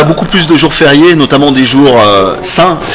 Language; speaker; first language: French; native; French